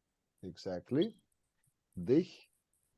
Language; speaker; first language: German; non-native, fluent; English